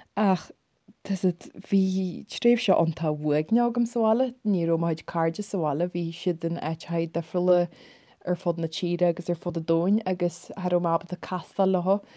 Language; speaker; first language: Irish; native; Irish